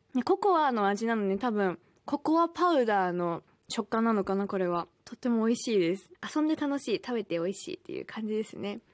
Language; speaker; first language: Japanese; native; Japanese